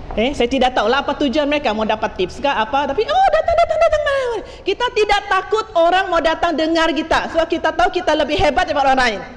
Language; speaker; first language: Malay; non-native, local second language; Chinese